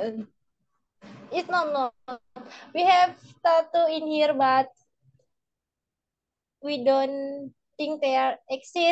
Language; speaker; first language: English; non-native, learner; Indonesian